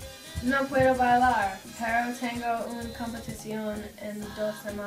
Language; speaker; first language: Spanish; non-native, learner; English